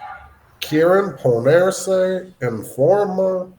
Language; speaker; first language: Spanish; non-native, learner; English